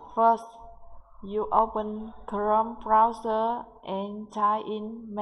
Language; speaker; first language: English; non-native, learner; Vietnamese